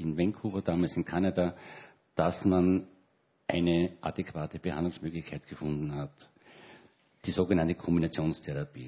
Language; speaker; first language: German; native; German